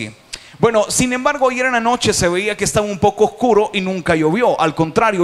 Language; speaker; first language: Spanish; native; Spanish